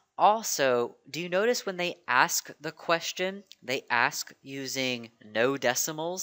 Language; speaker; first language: English; native; English